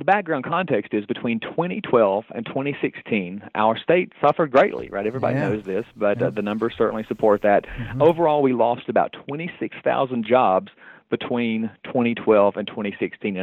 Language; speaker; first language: English; native; English